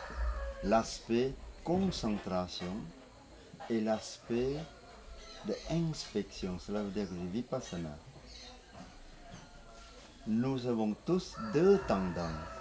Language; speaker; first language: French; non-native, fluent; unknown